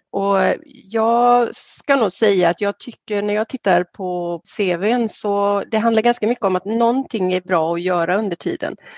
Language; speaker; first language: Swedish; native; Swedish